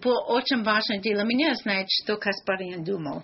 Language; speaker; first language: Russian; non-native, learner; English